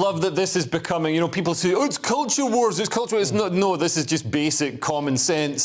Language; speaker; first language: English; native; English